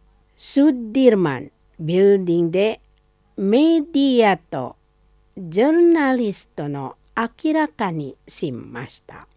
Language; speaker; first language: Japanese; non-native, fluent; Indonesian